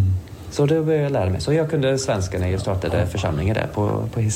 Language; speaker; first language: Swedish; non-native, fluent; English